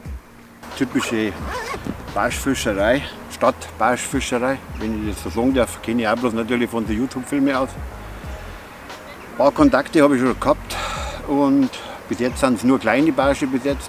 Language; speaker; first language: German; native; German